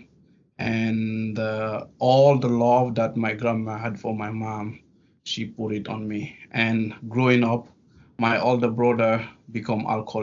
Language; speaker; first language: English; non-native, fluent; Fula